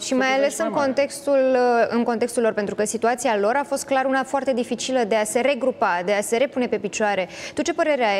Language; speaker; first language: Romanian; native; Romanian